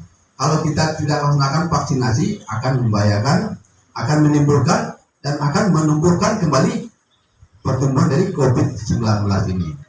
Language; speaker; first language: Indonesian; native; Indonesian